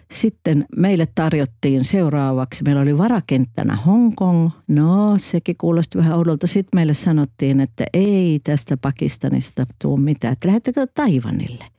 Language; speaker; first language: Finnish; native; Finnish